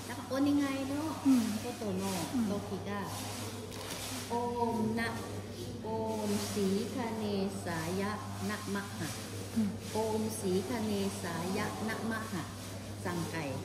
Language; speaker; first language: Japanese; non-native, fluent; Thai